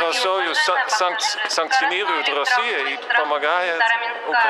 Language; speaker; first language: Russian; non-native, fluent; Dutch